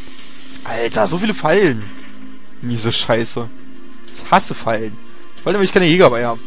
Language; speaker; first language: German; native; German